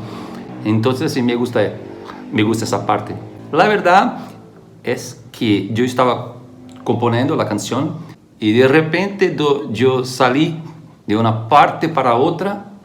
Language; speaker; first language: Spanish; non-native, fluent; Portuguese